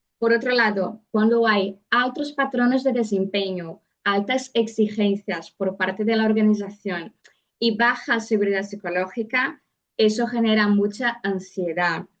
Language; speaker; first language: Spanish; non-native, fluent; Portuguese